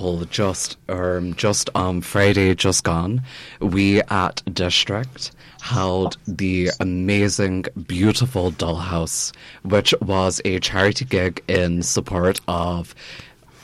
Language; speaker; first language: English; native; English